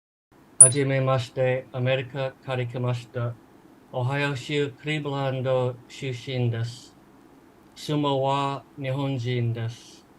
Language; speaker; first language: Japanese; non-native, learner; English